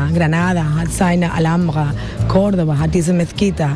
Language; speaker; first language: German; non-native, fluent; Spanish